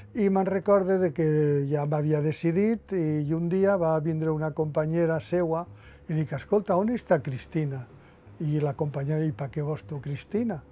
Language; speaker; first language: Catalan; native; Catalan